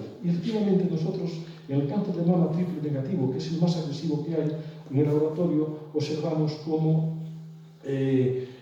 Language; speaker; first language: Spanish; native; Spanish